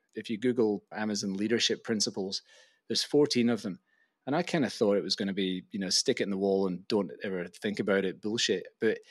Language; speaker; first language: English; native; English